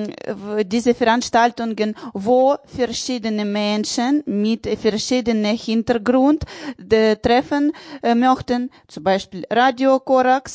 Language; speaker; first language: German; non-native, learner; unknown